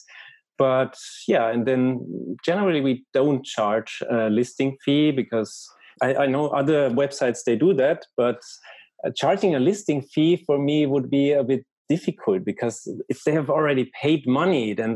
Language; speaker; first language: English; non-native, fluent; German